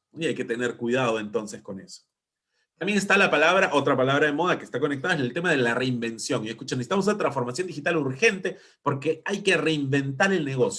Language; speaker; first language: Spanish; native; Spanish